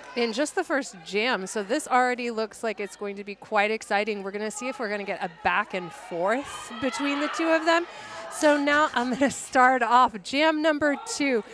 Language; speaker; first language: English; native; English